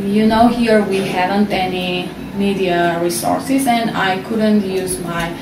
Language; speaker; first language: English; non-native, learner; Armenian